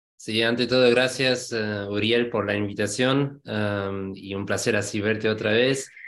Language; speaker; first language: Spanish; non-native, fluent; German